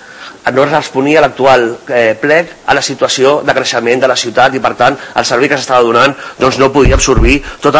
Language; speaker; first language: Catalan; native; Catalan